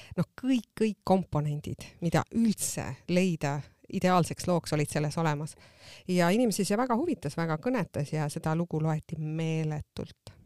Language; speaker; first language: Estonian; native; Estonian